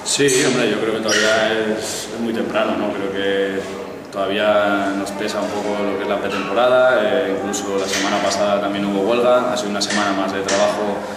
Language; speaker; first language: Spanish; native; Spanish